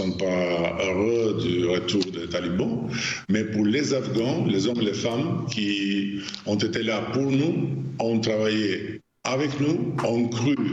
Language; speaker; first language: French; non-native, fluent; Albanian